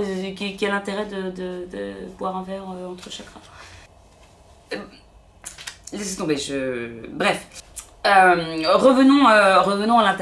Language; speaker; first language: French; native; French